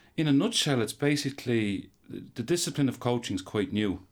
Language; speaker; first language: English; native; English